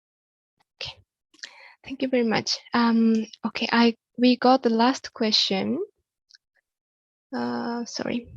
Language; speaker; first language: English; non-native, fluent; Japanese